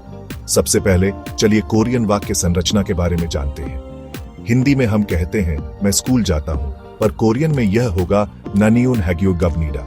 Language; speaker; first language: Hindi; native; Hindi